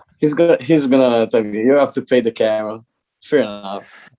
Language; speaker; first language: English; non-native, learner; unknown